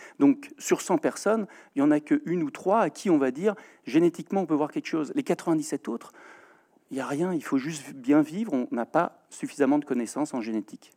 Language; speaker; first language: French; native; French